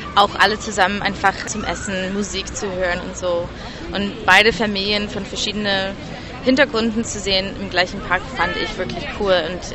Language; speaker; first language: German; non-native, fluent; English